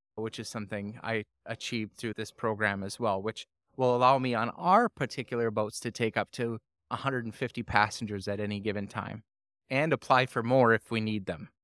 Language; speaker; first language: English; native; English